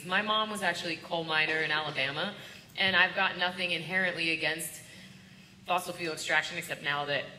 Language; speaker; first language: English; native; English